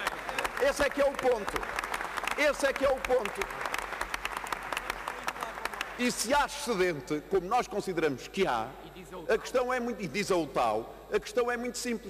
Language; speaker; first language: Portuguese; native; Portuguese